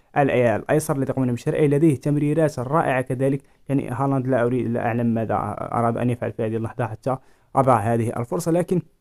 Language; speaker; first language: Arabic; native; Arabic